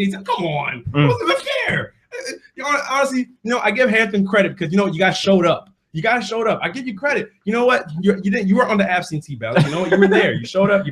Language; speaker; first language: English; native; English